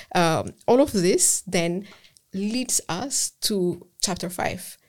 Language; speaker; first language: English; non-native, fluent; Amharic